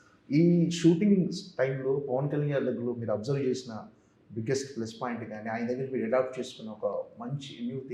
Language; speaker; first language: Telugu; native; Telugu